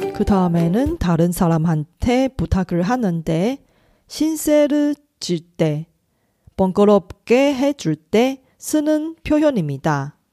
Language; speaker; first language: Korean; non-native, fluent; Chinese